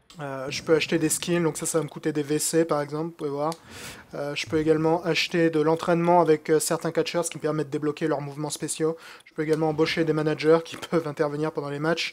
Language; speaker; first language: French; native; French